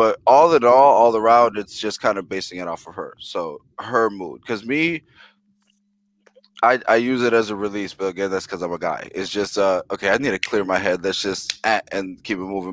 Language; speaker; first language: English; early bilingual, other home language; Spanish